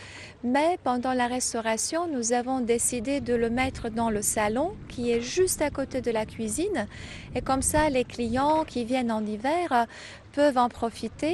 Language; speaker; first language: French; non-native, fluent; Croatian